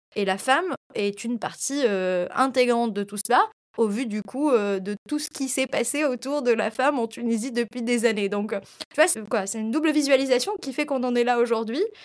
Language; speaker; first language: French; non-native, local second language; Arabic